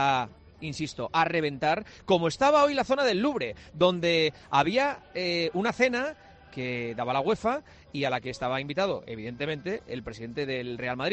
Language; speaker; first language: Spanish; native; Spanish